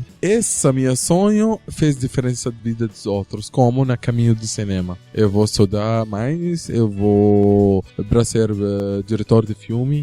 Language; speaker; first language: Portuguese; non-native, learner; Arabic